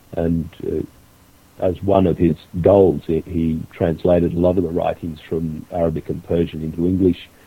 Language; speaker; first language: English; native; English